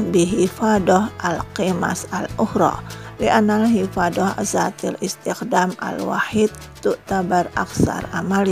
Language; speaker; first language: Arabic; non-native, fluent; Indonesian